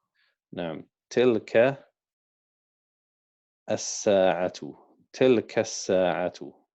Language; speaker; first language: Arabic; non-native, fluent; English